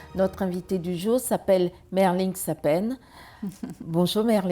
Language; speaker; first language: French; native; French